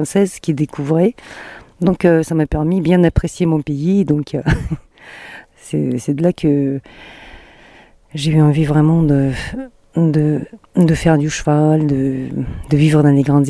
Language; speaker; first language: French; non-native, fluent; Mongolian